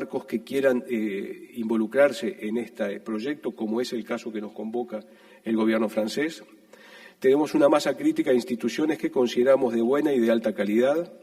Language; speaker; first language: Spanish; native; Spanish